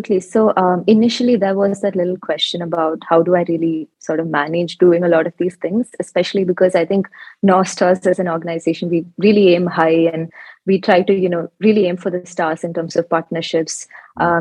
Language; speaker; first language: English; non-native, local second language; Malayalam